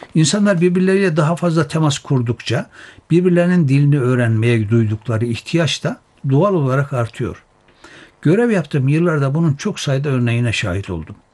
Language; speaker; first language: Turkish; native; Turkish